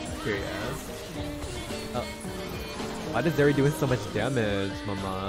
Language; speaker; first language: English; native; English